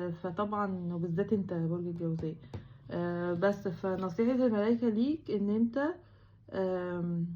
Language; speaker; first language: Arabic; native; Arabic